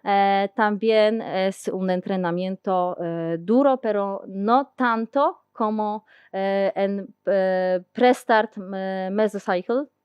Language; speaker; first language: Spanish; non-native, learner; Polish